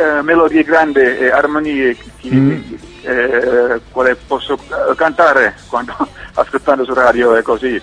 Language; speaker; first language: Italian; non-native, learner; Finnish